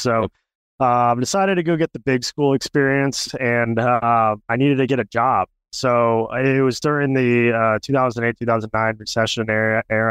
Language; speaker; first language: English; native; English